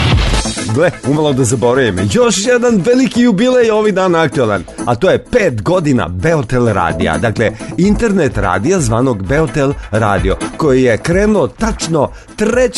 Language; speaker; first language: Serbian; native; Serbian